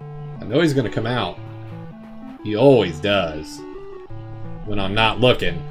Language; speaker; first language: English; native; English